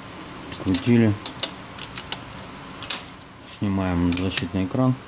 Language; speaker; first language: Russian; native; Russian